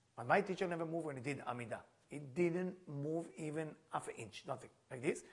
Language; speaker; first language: English; non-native, fluent; Hebrew